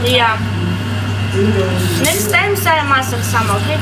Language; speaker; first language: Indonesian; non-native, learner; Russian